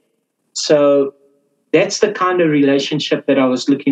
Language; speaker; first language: English; native; English